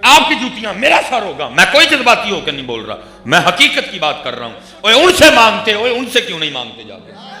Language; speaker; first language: Urdu; non-native, local second language; Punjabi